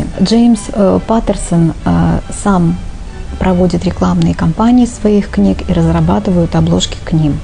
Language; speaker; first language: Russian; native; Russian